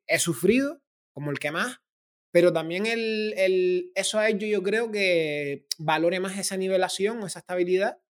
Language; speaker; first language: Spanish; native; Spanish